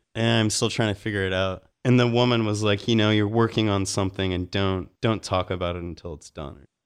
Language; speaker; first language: English; native; English